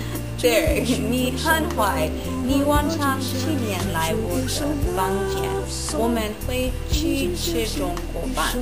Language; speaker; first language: Chinese; non-native, learner; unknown